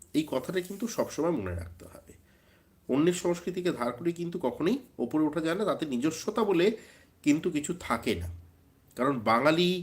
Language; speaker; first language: Bangla; native; Bangla